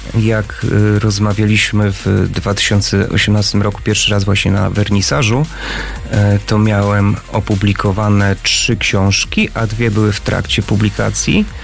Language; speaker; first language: Polish; native; Polish